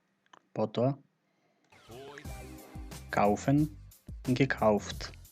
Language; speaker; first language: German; non-native, fluent; Macedonian